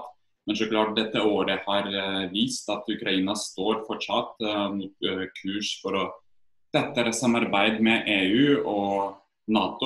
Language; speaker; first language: Norwegian; non-native, fluent; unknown